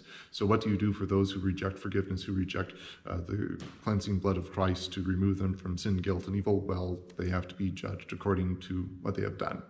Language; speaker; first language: English; native; English